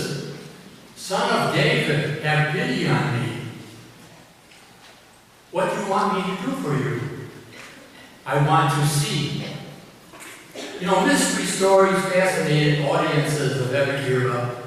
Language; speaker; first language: English; native; English